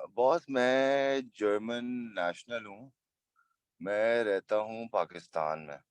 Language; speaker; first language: Urdu; native; Urdu